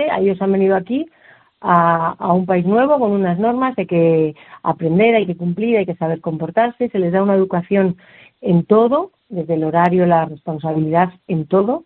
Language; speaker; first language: Spanish; native; Spanish